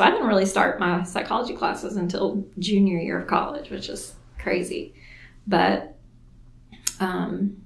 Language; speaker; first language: English; native; English